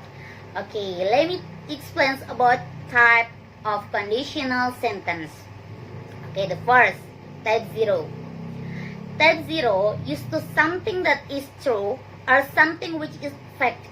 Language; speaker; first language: English; non-native, learner; Indonesian